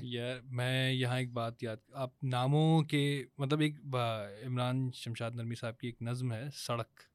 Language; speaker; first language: Urdu; native; Urdu